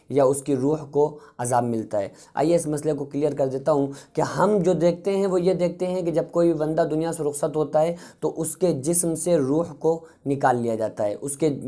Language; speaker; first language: Urdu; native; Urdu